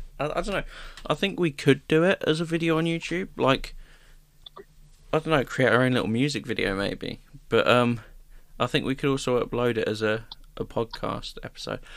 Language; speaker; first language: English; native; English